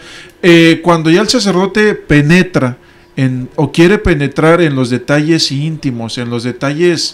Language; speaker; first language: Spanish; native; Spanish